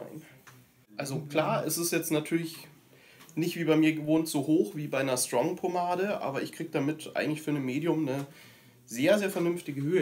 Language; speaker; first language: German; native; German